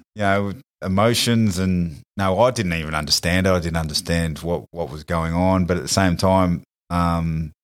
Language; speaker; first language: English; native; English